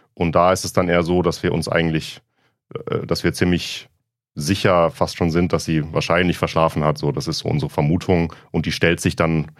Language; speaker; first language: German; native; German